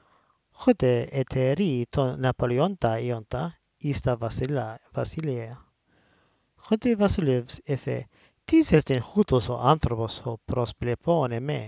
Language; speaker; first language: Greek; non-native, learner; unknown